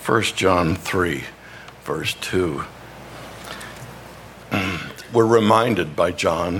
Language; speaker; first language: English; native; English